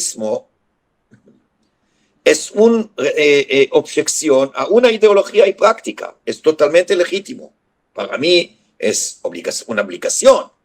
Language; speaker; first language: Spanish; non-native, fluent; Hebrew